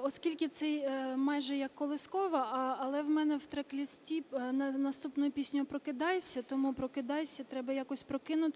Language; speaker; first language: Ukrainian; native; Ukrainian